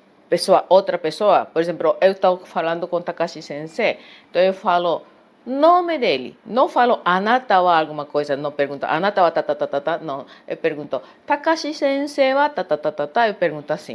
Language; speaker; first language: Portuguese; non-native, fluent; Japanese